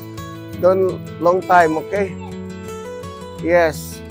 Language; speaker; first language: English; non-native, learner; Filipino